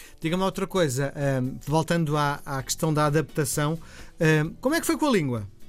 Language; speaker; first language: Portuguese; native; Portuguese